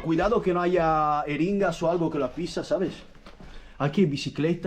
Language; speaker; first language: Spanish; non-native, fluent; Italian